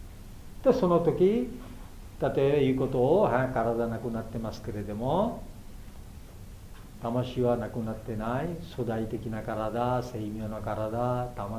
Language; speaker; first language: Japanese; non-native, fluent; Bangla